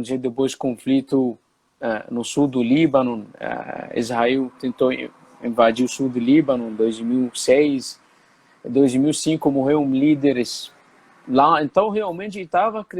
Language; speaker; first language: Portuguese; non-native, fluent; Arabic